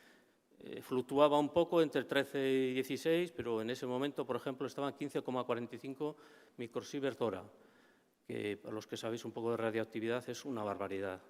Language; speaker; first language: Spanish; native; Spanish